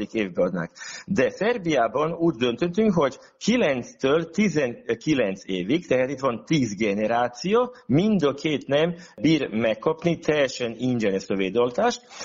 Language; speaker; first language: Hungarian; non-native, local second language; Serbian